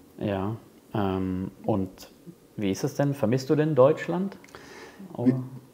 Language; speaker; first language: German; native; German